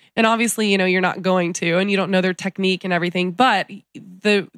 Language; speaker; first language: English; native; English